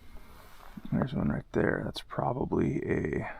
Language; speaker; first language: English; native; English